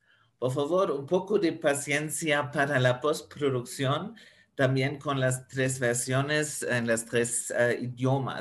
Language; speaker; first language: Spanish; non-native, fluent; German